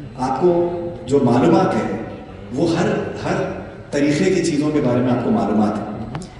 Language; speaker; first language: Urdu; native; Urdu